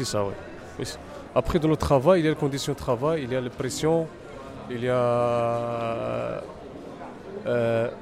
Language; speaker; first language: French; non-native, learner; Arabic